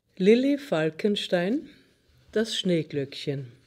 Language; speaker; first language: German; native; German